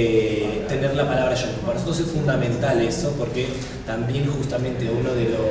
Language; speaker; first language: Spanish; native; Spanish